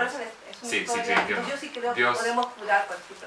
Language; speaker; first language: Spanish; native; Spanish